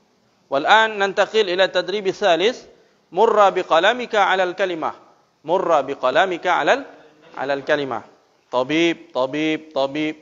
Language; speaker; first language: Arabic; non-native, fluent; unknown